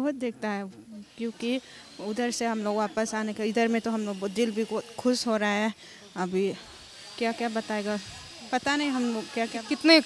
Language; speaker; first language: Hindi; non-native, local second language; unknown